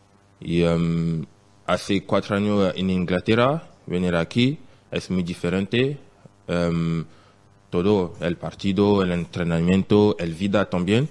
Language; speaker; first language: Spanish; non-native, learner; French